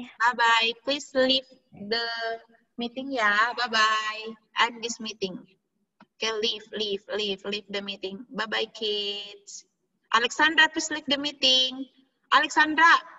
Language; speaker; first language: English; non-native, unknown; Indonesian